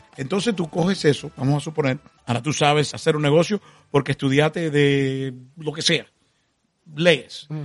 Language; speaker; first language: Spanish; early bilingual, heritage; Spanish